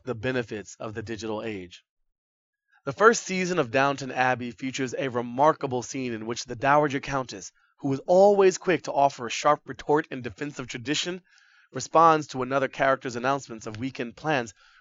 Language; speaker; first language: English; native; English